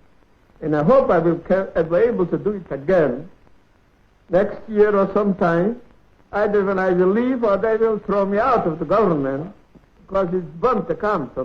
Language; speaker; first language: English; non-native, fluent; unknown